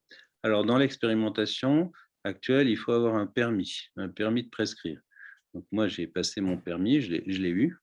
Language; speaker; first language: French; native; French